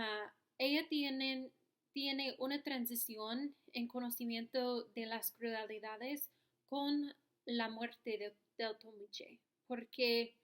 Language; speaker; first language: Spanish; non-native, learner; English